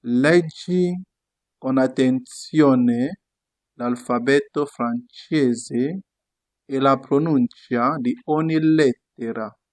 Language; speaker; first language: Italian; non-native, fluent; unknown